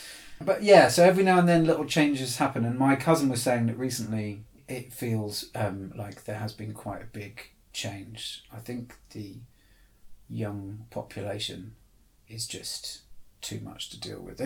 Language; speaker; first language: English; native; English